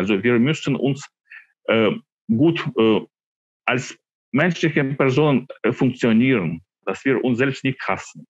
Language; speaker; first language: German; non-native, fluent; Ukrainian